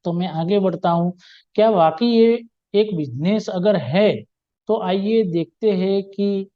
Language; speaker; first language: Hindi; non-native, local second language; Gujarati